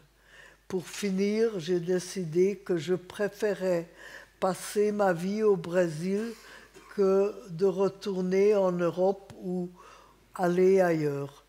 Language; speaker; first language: French; non-native, fluent; Hungarian